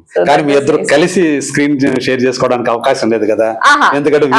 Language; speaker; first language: Telugu; native; Telugu